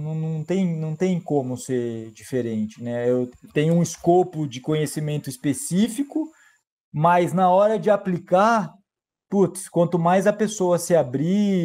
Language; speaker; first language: Portuguese; native; Portuguese